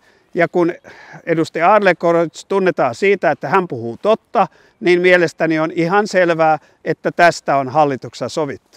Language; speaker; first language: Finnish; native; Finnish